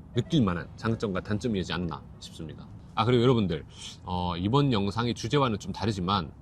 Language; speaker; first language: Korean; native; Korean